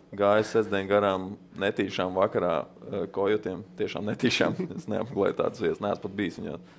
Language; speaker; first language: Latvian; native; Latvian